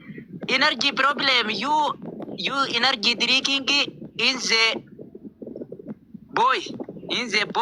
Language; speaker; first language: English; non-native, learner; Oromo